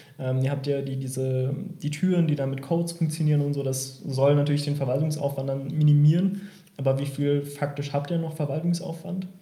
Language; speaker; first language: German; early bilingual, other home language; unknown